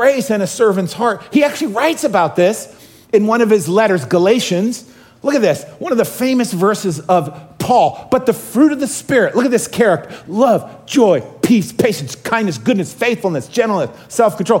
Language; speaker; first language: English; native; English